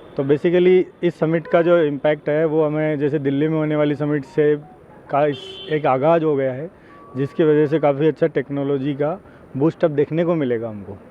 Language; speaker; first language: Hindi; native; Hindi